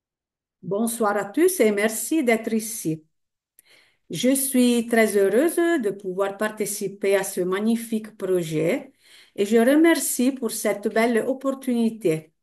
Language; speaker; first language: French; non-native, fluent; Italian